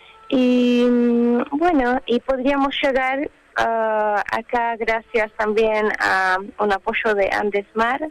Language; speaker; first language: Spanish; non-native, fluent; Slovak